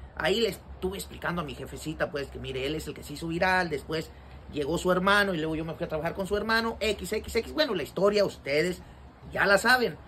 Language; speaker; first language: Spanish; native; Spanish